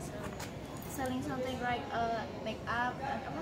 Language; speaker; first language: English; non-native, learner; Indonesian